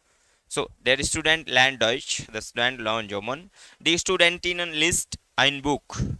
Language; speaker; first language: German; non-native, learner; Hindi